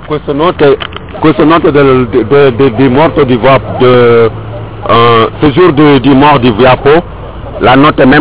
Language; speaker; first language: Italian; non-native, learner; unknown